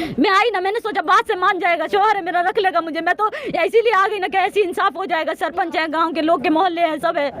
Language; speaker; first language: Hindi; native; Hindi